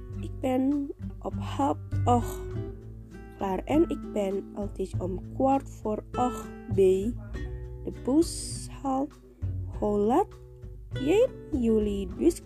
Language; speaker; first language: Dutch; non-native, learner; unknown